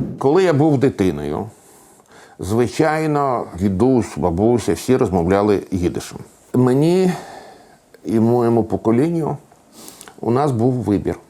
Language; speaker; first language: Ukrainian; non-native, local second language; Russian